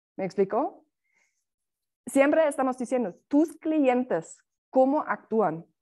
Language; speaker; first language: Spanish; non-native, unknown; German